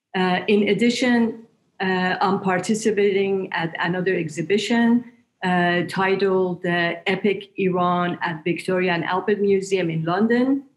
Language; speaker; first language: English; non-native, fluent; Persian